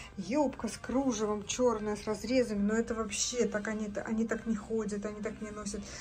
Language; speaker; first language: Russian; native; Russian